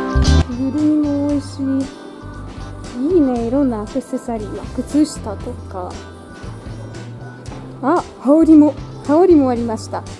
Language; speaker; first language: Japanese; non-native, fluent; Russian